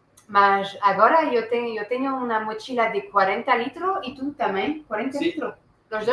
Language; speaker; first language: Portuguese; non-native, learner; French